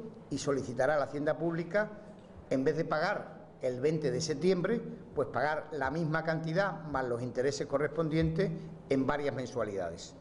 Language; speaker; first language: Spanish; native; Spanish